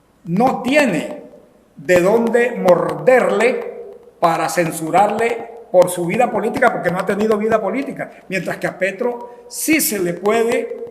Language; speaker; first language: Spanish; native; Spanish